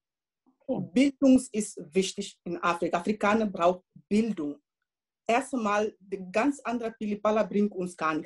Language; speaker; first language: German; non-native, learner; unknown